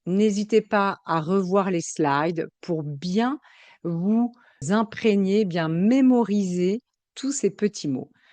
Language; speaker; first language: French; native; French